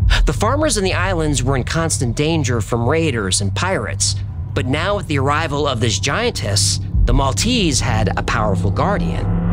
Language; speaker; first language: English; native; English